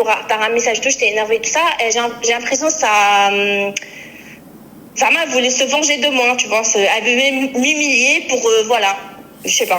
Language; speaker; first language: French; native; French